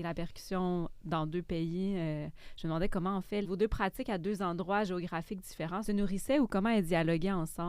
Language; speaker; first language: French; native; French